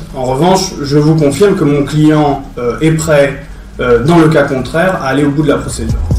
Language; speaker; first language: French; native; French